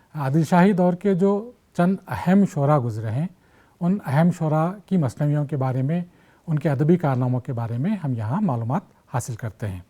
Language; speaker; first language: Urdu; native; Urdu